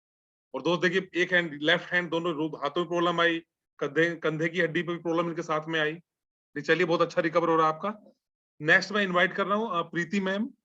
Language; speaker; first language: Hindi; native; Hindi